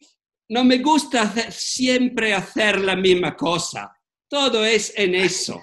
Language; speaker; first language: Spanish; non-native, fluent; Italian